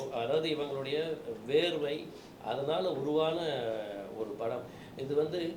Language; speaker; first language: Tamil; native; Tamil